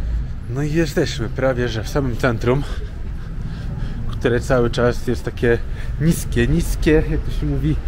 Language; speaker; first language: Polish; native; Polish